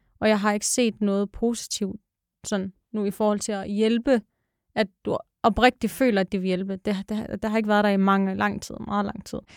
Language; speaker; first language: Danish; early bilingual, other home language; Arabic